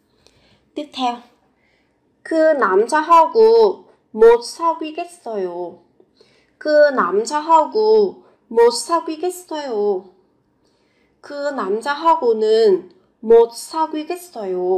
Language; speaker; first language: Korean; non-native, fluent; Vietnamese